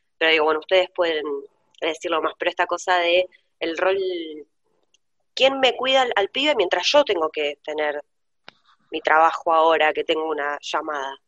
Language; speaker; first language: Spanish; native; Spanish